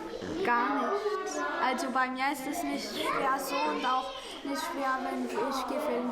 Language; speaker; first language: German; non-native, learner; French